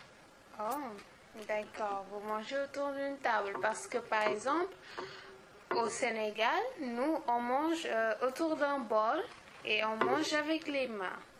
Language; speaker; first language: French; non-native, local second language; Wolof